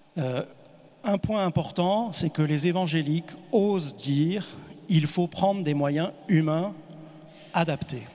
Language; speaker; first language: French; native; French